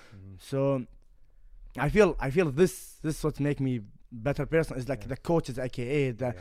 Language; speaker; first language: English; non-native, fluent; Arabic